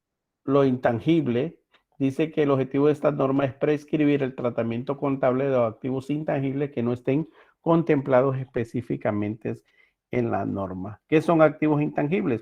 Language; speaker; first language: Spanish; native; Spanish